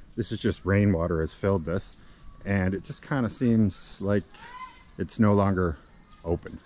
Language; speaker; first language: English; native; English